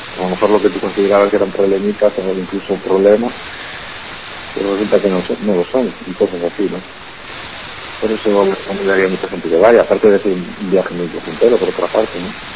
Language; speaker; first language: Spanish; native; Spanish